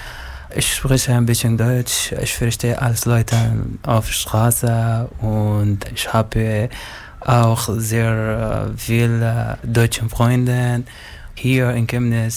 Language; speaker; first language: German; non-native, learner; Arabic